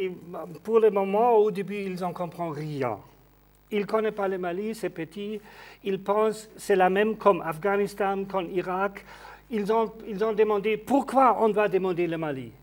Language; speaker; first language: French; non-native, learner; German